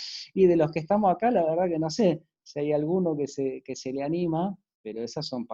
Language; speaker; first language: Spanish; native; Spanish